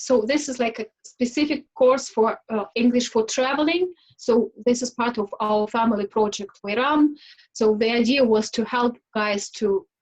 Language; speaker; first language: English; non-native, fluent; Russian